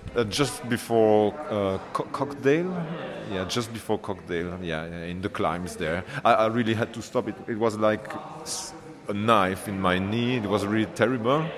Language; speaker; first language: English; non-native, fluent; French